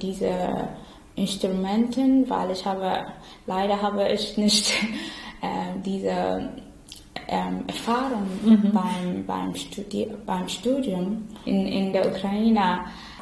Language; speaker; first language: German; non-native, learner; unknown